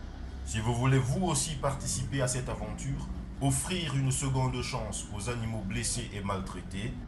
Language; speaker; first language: French; native; French